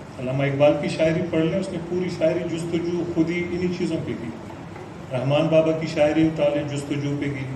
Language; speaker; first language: Urdu; non-native, local second language; Pashto